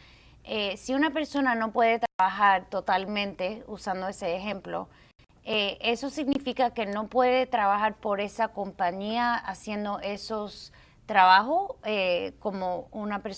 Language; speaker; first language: Spanish; early bilingual, heritage; Spanish